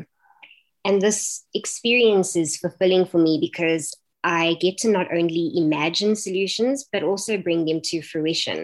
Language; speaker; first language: English; native; English